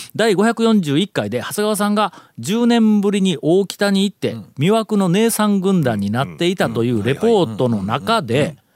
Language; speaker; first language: Japanese; native; Japanese